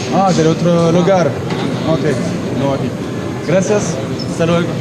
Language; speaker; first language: Spanish; non-native, learner; French